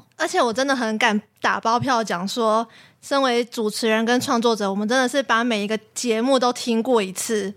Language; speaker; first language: Chinese; native; Chinese